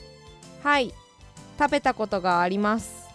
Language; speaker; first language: Japanese; non-native, learner; English